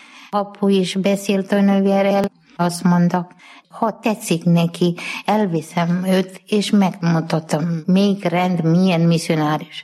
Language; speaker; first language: Hungarian; non-native, learner; Malayalam